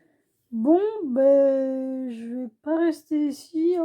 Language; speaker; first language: French; native; French